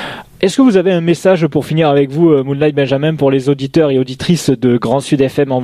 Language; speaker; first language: French; native; French